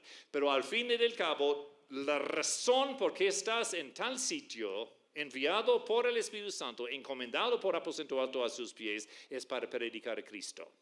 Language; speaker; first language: Spanish; non-native, fluent; English